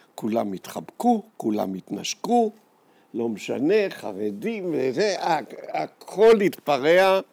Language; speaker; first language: Hebrew; native; Hebrew